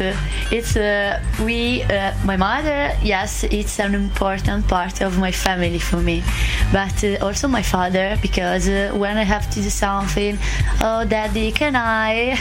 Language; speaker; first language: English; non-native, learner; Italian